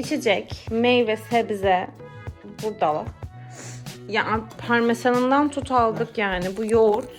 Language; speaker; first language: Turkish; native; Turkish